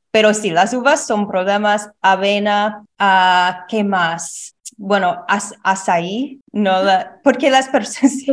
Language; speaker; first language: Spanish; non-native, learner; English